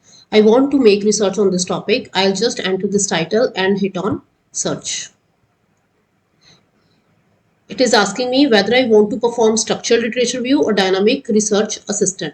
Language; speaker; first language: English; non-native, local second language; Hindi